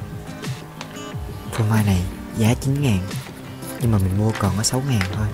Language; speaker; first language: Vietnamese; native; Vietnamese